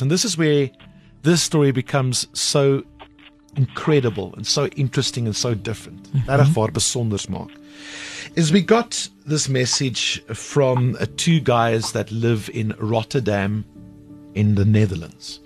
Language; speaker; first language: English; non-native, local second language; Afrikaans